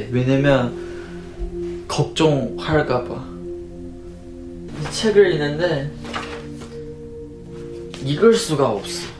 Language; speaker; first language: Korean; non-native, fluent; Chinese